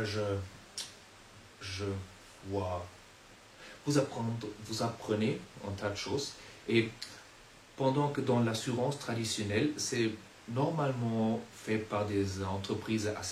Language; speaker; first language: French; non-native, fluent; German